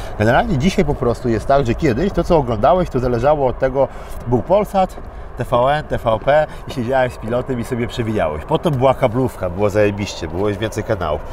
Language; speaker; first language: Polish; early bilingual, other home language; Armenian